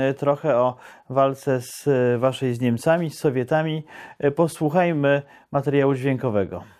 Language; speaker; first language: Polish; native; Polish